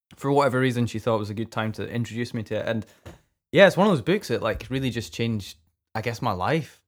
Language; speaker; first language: English; native; English